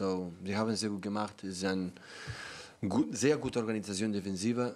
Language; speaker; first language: German; non-native, learner; Catalan